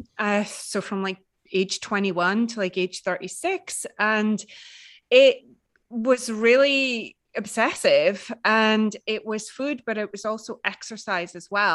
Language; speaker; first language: English; native; English